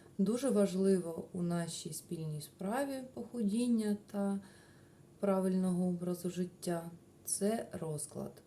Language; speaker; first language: Ukrainian; non-native, local second language; Russian